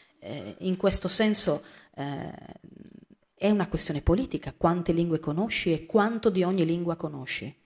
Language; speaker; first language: Italian; native; Italian